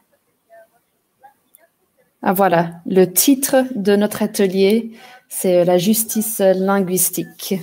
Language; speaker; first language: French; non-native, fluent; English